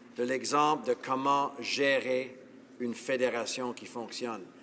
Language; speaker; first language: French; non-native, local second language; English